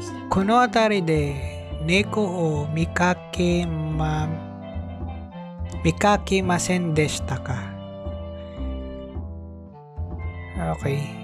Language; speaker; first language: Japanese; non-native, learner; Filipino